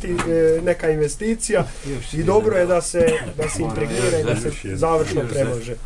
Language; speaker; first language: Croatian; native; Croatian